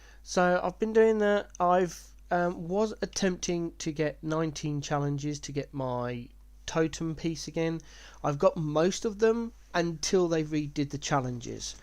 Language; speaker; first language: English; native; English